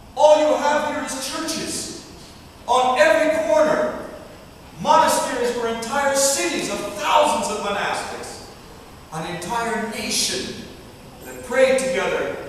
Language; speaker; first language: English; early bilingual, other home language; Russian